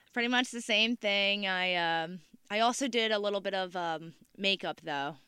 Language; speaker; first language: English; native; English